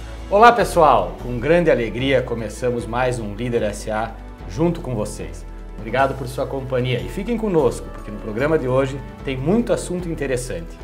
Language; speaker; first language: Portuguese; native; Portuguese